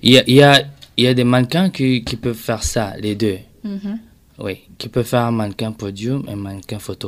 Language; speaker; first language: French; non-native, local second language; Rundi